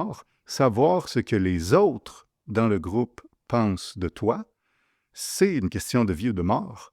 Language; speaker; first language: French; native; French